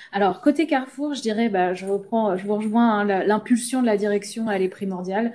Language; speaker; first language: French; native; French